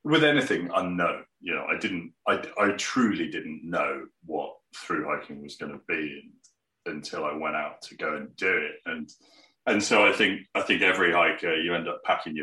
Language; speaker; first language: English; native; English